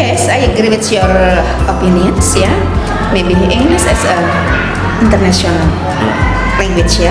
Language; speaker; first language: English; non-native, learner; Indonesian